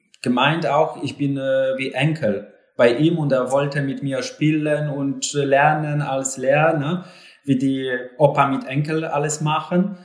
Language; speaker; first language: German; non-native, learner; Polish